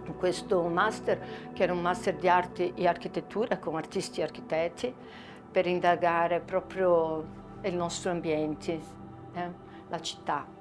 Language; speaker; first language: Italian; non-native, fluent; Portuguese